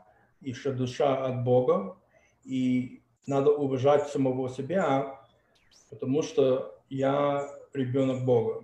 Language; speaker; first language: Russian; early bilingual, heritage; Russian